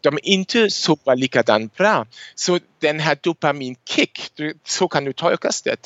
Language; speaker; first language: Swedish; non-native, fluent; German